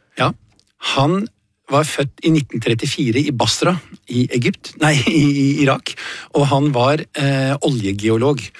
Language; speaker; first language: Norwegian; native; Norwegian